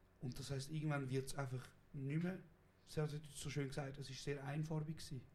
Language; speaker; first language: German; early bilingual, other home language; Kurdish